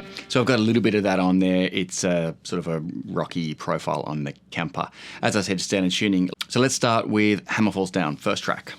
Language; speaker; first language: English; native; English